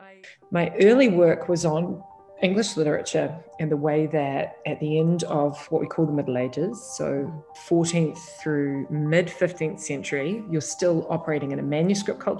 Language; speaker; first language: English; native; English